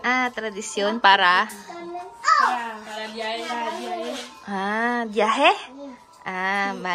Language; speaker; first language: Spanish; non-native, learner; Filipino